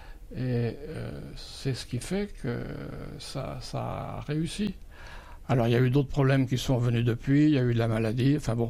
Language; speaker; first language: French; native; French